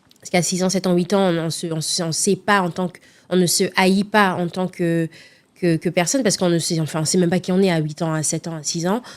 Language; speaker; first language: French; early bilingual, other home language; Lingala